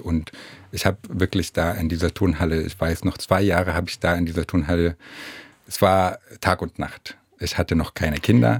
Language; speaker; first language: German; non-native, fluent; Arabic